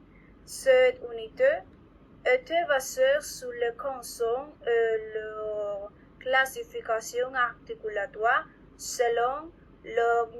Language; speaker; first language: French; non-native, learner; Spanish